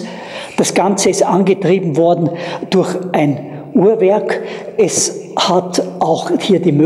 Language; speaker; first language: German; native; German